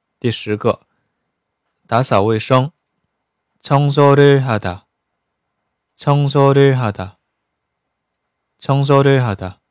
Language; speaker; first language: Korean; non-native, fluent; Chinese